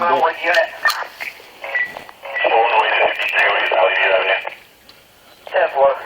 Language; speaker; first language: English; native; English